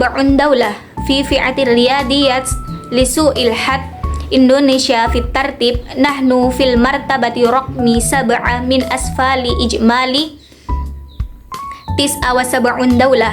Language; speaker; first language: Arabic; non-native, learner; Indonesian